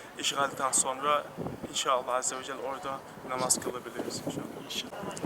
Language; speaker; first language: Turkish; non-native, learner; Arabic